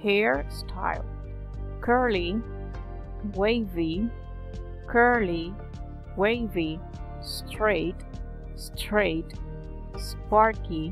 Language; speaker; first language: English; non-native, fluent; Spanish